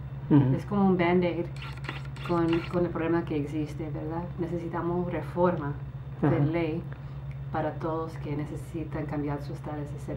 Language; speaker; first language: Spanish; early bilingual, other home language; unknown